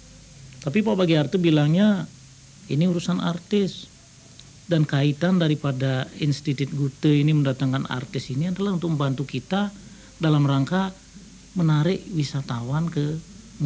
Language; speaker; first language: Indonesian; native; Indonesian